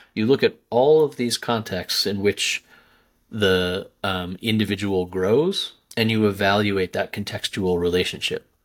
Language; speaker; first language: English; native; English